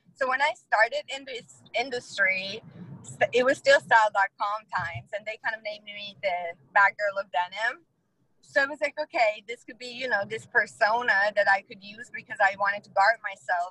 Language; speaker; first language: English; non-native, fluent; Italian